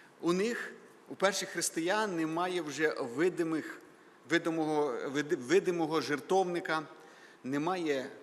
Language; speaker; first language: Ukrainian; native; Ukrainian